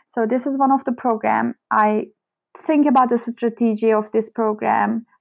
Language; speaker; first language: English; non-native, fluent; Turkish